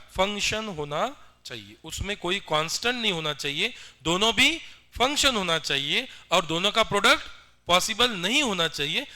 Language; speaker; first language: Hindi; non-native, local second language; Marathi